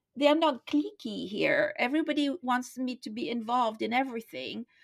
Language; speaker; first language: English; non-native, fluent; French